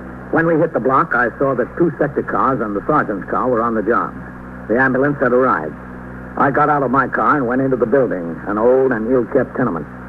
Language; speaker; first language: English; native; English